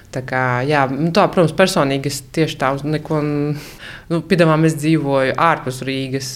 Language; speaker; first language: Latvian; native; Latvian